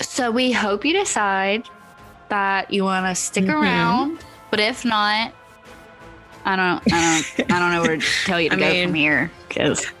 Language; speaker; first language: English; native; English